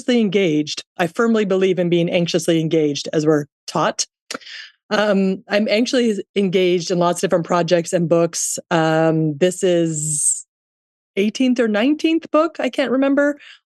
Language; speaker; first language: English; native; English